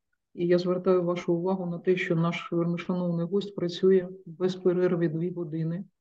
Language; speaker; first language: Ukrainian; native; Ukrainian